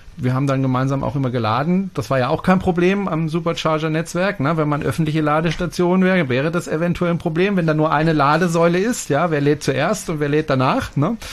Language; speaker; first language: German; non-native, fluent; French